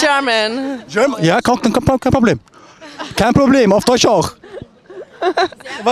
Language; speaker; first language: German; early bilingual, other home language; Turkish